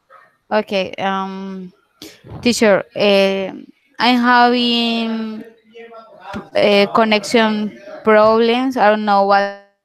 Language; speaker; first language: English; non-native, learner; Spanish